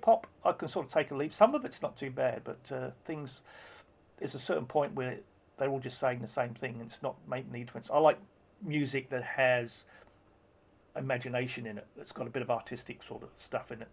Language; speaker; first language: English; native; English